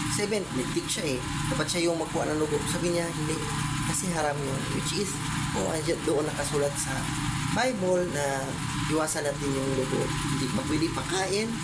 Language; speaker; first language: Filipino; non-native, local second language; Cebuano